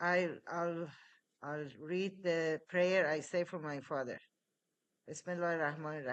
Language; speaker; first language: English; non-native, fluent; Persian